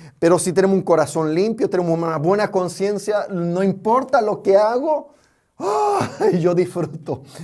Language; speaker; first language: Spanish; non-native, fluent; English